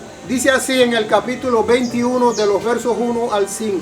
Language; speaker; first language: Spanish; native; Spanish